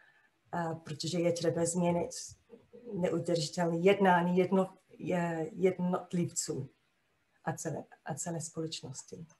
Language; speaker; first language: Czech; non-native, fluent; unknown